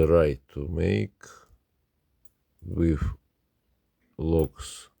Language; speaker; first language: English; non-native, learner; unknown